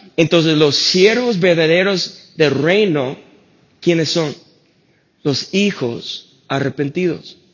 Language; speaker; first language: Spanish; non-native, fluent; English